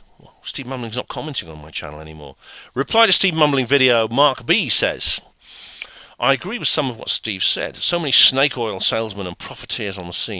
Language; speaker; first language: English; native; English